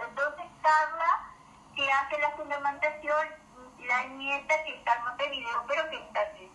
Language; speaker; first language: Spanish; native; Spanish